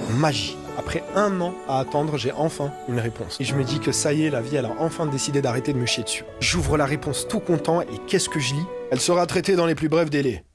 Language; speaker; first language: French; non-native, local second language; Arabic